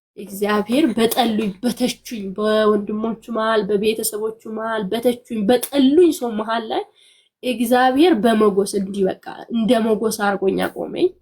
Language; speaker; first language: Amharic; non-native, local second language; Sebat Bet Gurage